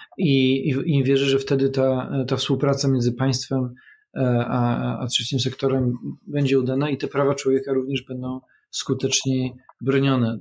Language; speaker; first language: Polish; native; Polish